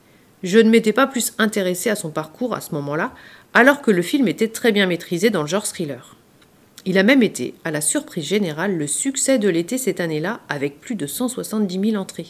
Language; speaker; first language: French; native; French